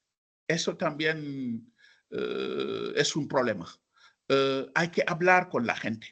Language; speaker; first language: Spanish; non-native, fluent; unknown